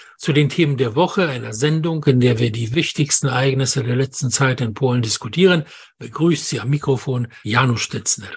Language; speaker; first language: German; non-native, fluent; Polish